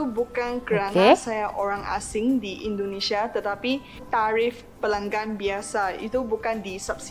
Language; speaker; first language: Indonesian; non-native, fluent; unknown